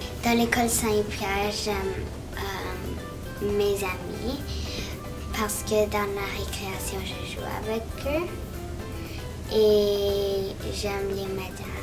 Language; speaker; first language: French; early bilingual, other home language; Spanish